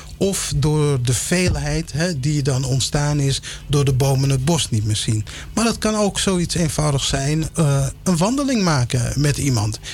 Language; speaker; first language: Dutch; early bilingual, other home language; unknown